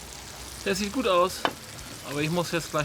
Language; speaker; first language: German; native; German